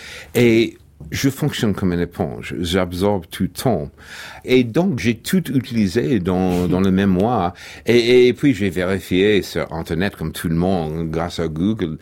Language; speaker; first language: French; non-native, fluent; English